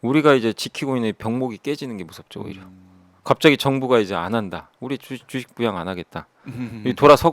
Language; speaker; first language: Korean; native; Korean